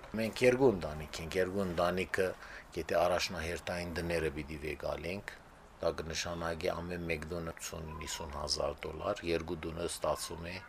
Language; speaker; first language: Armenian; early bilingual, heritage; Armenian